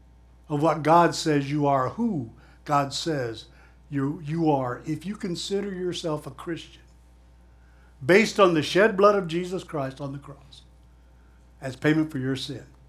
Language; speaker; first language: English; native; English